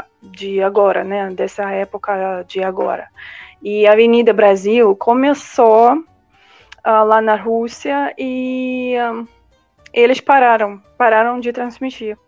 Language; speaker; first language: Portuguese; non-native, fluent; Russian